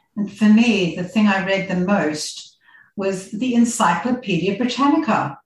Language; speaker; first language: English; native; English